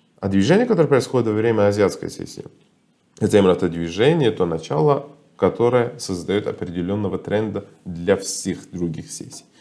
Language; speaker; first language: Russian; non-native, fluent; Persian